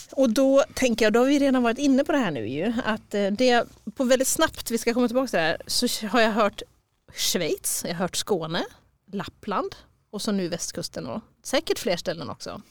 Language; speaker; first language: Swedish; native; Swedish